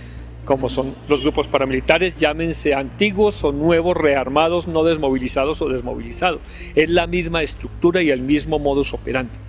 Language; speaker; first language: Spanish; native; Spanish